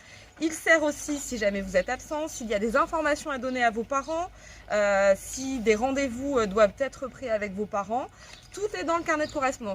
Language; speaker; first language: French; native; French